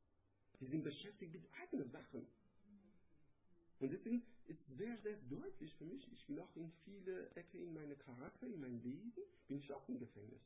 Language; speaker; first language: German; non-native, learner; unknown